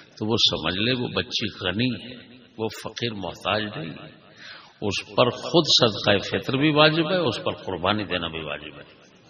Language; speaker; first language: Urdu; non-native, local second language; Punjabi